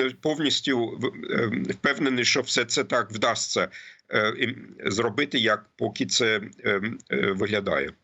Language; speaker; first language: Ukrainian; non-native, fluent; German